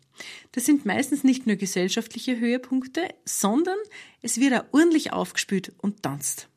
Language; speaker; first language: German; native; German